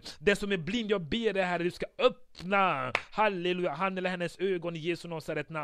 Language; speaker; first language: Swedish; non-native, fluent; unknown